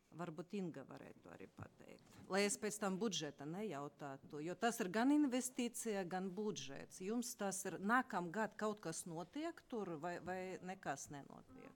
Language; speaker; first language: Latvian; non-native, local second language; Russian